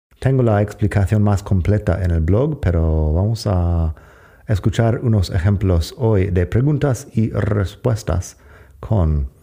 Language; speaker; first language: Spanish; non-native, fluent; English